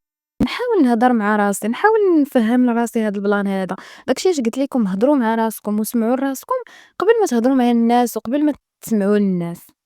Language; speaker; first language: Arabic; native; Arabic